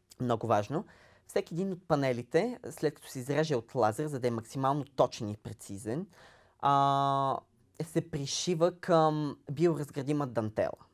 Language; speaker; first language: Bulgarian; native; Bulgarian